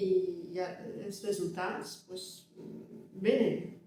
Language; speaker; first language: Catalan; non-native, learner; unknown